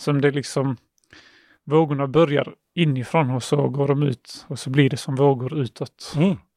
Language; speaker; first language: Swedish; early bilingual, other home language; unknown